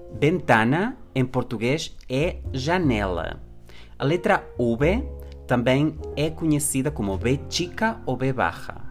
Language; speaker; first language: Portuguese; non-native, fluent; Spanish